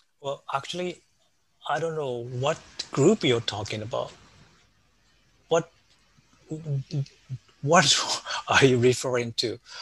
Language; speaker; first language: English; non-native, fluent; Japanese